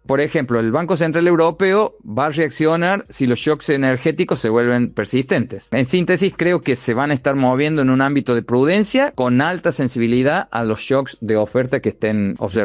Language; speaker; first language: Spanish; native; Spanish